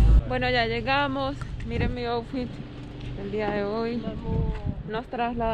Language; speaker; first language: Spanish; native; Spanish